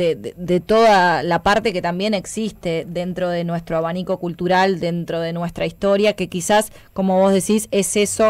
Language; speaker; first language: Spanish; native; Spanish